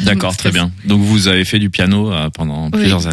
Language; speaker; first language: French; native; French